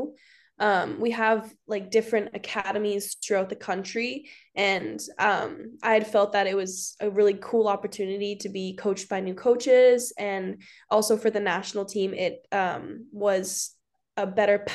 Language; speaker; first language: English; native; English